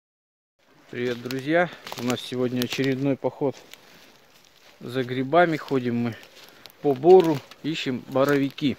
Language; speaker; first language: Russian; native; Russian